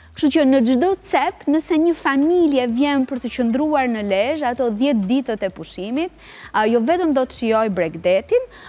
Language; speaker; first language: Albanian; native; Albanian